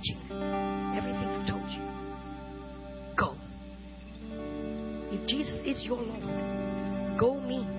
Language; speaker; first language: English; non-native, local second language; Tamil